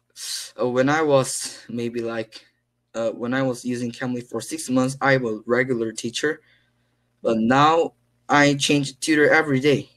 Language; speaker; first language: English; non-native, learner; Korean